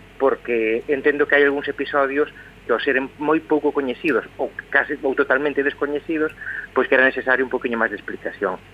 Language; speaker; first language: Galician; native; Galician